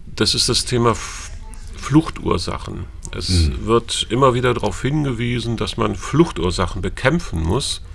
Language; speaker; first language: German; native; German